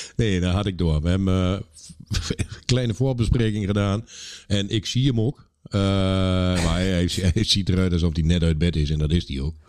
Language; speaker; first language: Dutch; native; Dutch